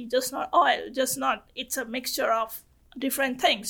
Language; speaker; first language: English; non-native, local second language; Bangla